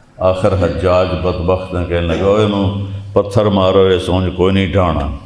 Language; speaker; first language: Urdu; non-native, local second language; Punjabi